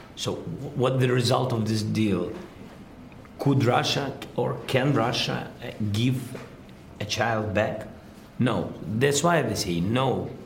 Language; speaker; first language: English; non-native, learner; Russian